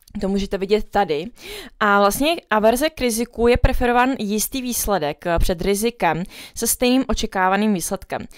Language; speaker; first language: Czech; early bilingual, other home language; Vietnamese